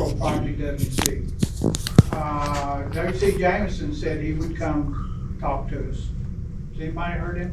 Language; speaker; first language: English; native; English